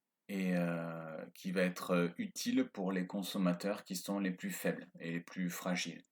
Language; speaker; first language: French; native; French